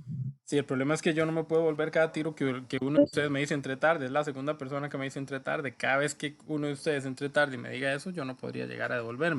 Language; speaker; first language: Spanish; native; Spanish